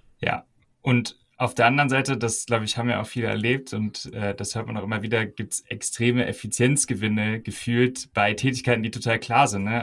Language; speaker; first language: German; native; German